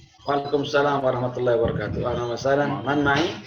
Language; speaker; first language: Arabic; non-native, fluent; Indonesian